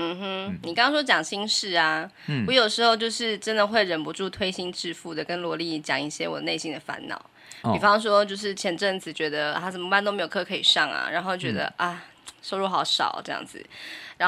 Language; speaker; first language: Chinese; native; Chinese